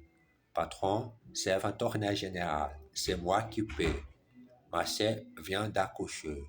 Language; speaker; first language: French; non-native, learner; German